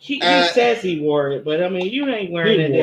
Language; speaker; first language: English; native; English